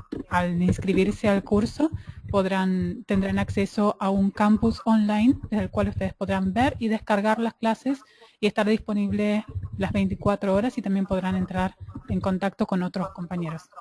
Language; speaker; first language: Spanish; native; Spanish